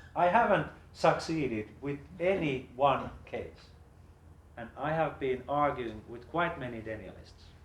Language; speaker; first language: English; non-native, fluent; Finnish